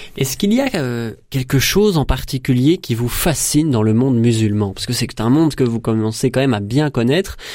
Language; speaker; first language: French; native; French